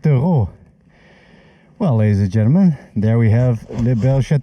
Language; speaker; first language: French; non-native, learner; English